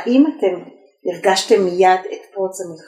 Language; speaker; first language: Hebrew; native; Hebrew